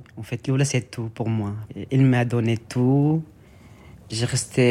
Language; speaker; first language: French; non-native, learner; Arabic